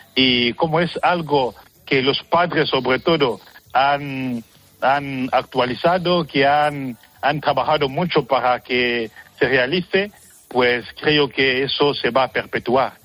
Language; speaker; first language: Spanish; non-native, fluent; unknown